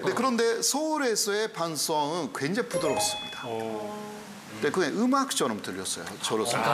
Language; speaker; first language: Korean; non-native, fluent; Japanese